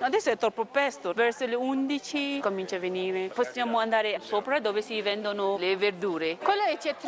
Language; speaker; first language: Italian; non-native, fluent; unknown